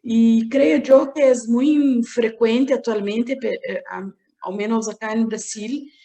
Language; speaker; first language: Spanish; non-native, learner; Portuguese